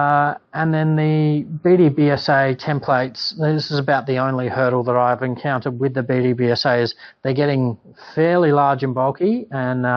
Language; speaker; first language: English; native; English